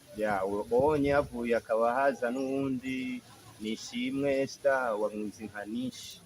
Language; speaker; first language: Rundi; early bilingual, heritage; Rundi